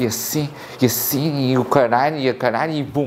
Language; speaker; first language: Portuguese; native; Portuguese